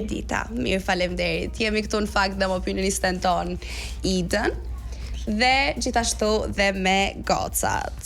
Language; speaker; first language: Albanian; native; Albanian